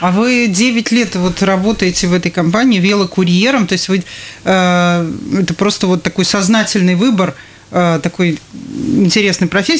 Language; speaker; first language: Russian; native; Russian